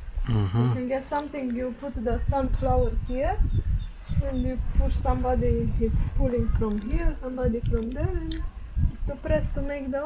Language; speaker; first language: English; non-native, learner; Romanian